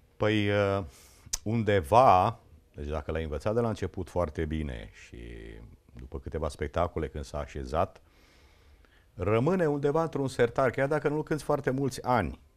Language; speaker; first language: Romanian; native; Romanian